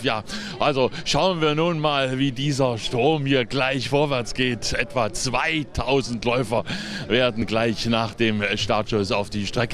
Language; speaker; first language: German; native; German